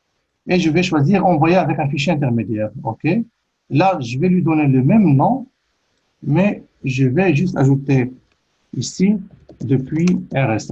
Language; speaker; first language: French; native; French